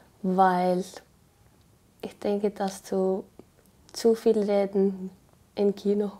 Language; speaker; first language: German; non-native, learner; Icelandic